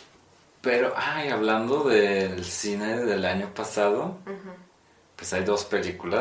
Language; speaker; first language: Spanish; non-native, fluent; Polish